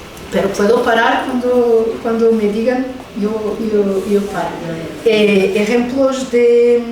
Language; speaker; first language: Spanish; non-native, fluent; Portuguese